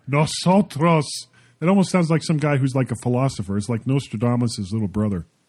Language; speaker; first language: English; native; English